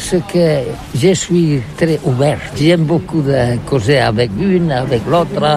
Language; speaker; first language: French; non-native, learner; Catalan